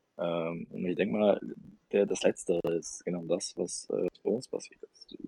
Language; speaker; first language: German; early bilingual, other home language; Russian